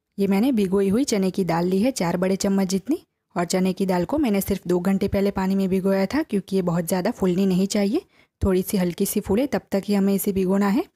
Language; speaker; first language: Hindi; non-native, local second language; Gujarati